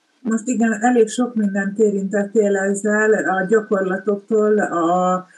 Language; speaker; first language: Hungarian; native; Hungarian